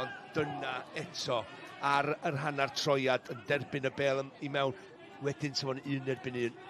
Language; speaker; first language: Welsh; native; Welsh